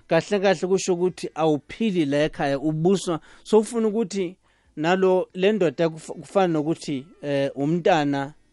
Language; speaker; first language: Zulu; non-native, local second language; Venda